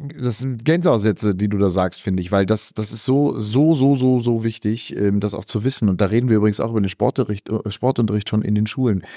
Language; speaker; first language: German; native; German